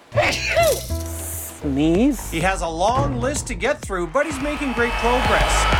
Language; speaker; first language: English; non-native, fluent; Spanish